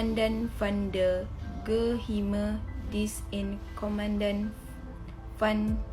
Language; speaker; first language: Dutch; non-native, learner; Indonesian